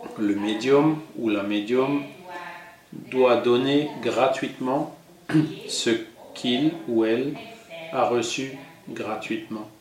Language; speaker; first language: French; non-native, fluent; Portuguese